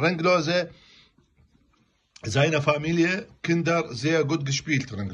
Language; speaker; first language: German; non-native, learner; Arabic